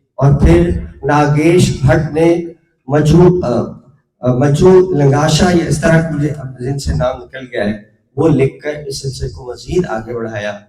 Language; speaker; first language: Urdu; non-native, local second language; Punjabi